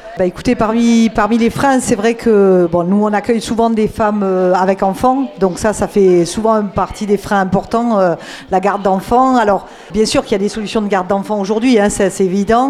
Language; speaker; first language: French; native; French